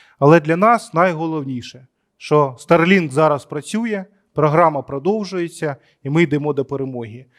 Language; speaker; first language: Ukrainian; non-native, local second language; Russian